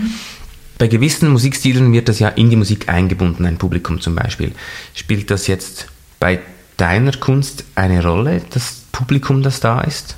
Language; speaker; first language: German; native; German